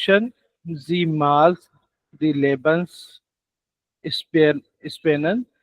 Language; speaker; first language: German; non-native, learner; Hindi